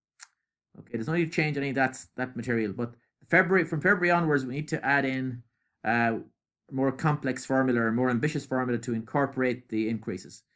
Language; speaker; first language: English; native; English